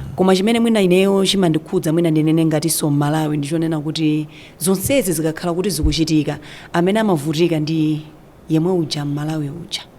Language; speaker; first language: Nyanja; native; Nyanja